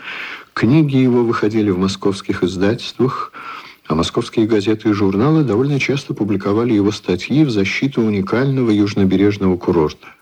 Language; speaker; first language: Russian; native; Russian